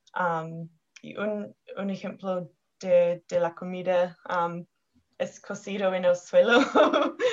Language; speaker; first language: Spanish; non-native, learner; English